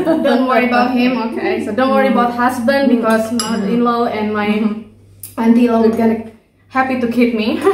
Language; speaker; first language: English; non-native, learner; Indonesian